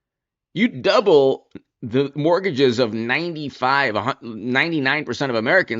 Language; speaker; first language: English; native; English